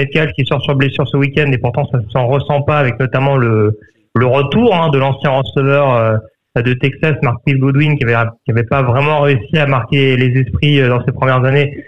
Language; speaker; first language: French; native; French